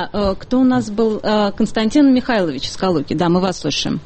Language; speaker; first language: Russian; native; Russian